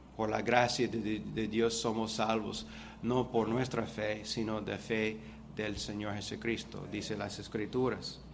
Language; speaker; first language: Spanish; non-native, fluent; English